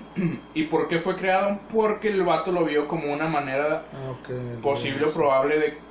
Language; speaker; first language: Spanish; native; Spanish